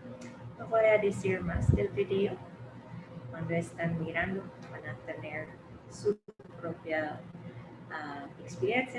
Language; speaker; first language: Spanish; early bilingual, heritage; English